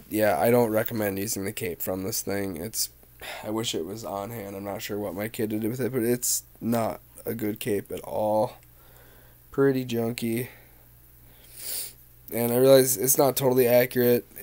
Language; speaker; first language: English; native; English